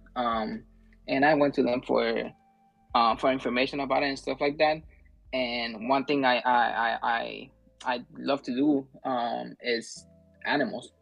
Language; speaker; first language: English; early bilingual, other home language; Spanish